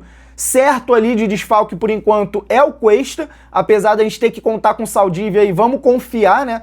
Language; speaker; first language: Portuguese; native; Portuguese